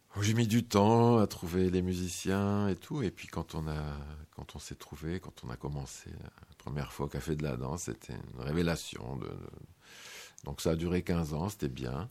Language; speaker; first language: French; native; French